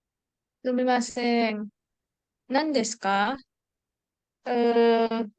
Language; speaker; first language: Japanese; non-native, learner; Indonesian